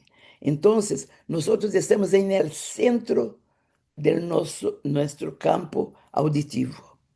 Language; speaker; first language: Spanish; non-native, fluent; Portuguese